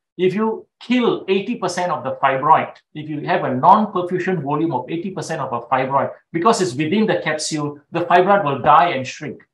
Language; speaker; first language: English; non-native, local second language; Tamil